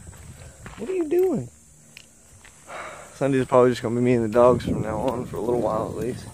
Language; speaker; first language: English; native; English